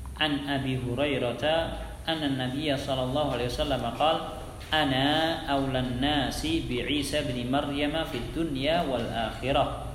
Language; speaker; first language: Arabic; non-native, fluent; Indonesian